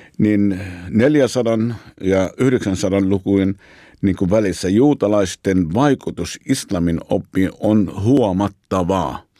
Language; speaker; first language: Finnish; non-native, fluent; Arabic